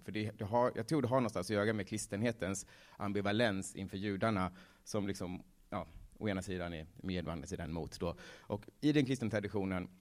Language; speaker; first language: Swedish; native; Swedish